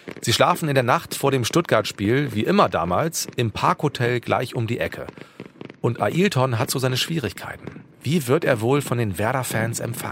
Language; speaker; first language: German; native; German